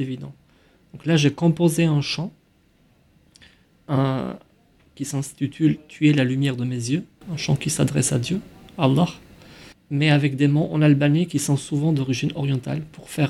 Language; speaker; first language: French; non-native, fluent; Albanian